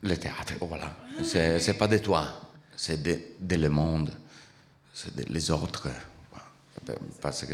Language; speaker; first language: French; non-native, learner; Italian